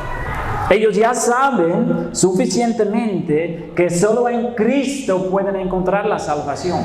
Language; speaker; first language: Spanish; non-native, fluent; Dutch